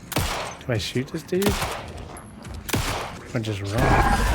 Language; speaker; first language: English; native; English